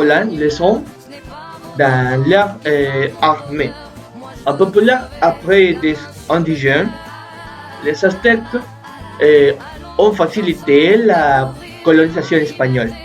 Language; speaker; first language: French; non-native, learner; Spanish